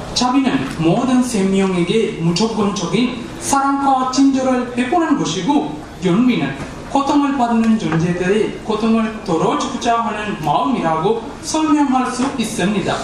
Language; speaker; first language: Korean; non-native, fluent; Sinhala